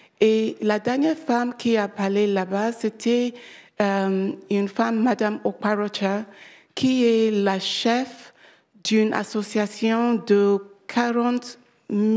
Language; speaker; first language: French; non-native, learner; English